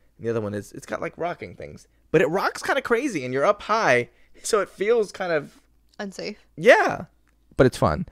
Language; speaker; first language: English; native; English